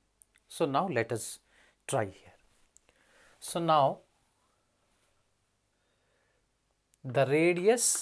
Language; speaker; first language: English; non-native, local second language; Telugu